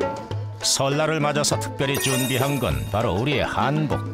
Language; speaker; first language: Korean; native; Korean